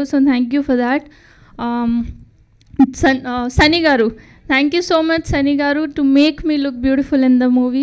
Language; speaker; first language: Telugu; non-native, learner; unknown